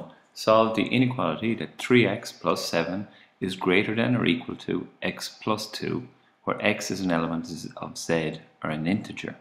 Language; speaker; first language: English; native; English